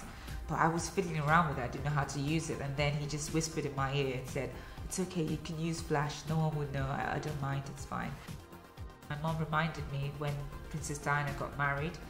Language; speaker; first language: English; early bilingual, other home language; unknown